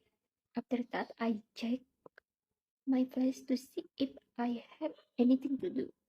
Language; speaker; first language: English; non-native, learner; Indonesian